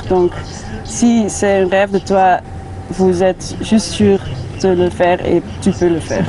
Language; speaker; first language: French; non-native, learner; Dutch